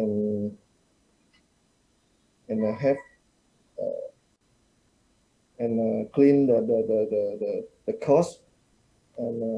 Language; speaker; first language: English; non-native, learner; Vietnamese